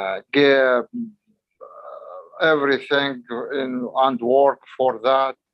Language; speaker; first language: English; non-native, learner; Arabic